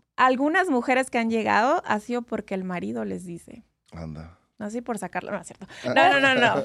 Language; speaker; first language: Spanish; native; Spanish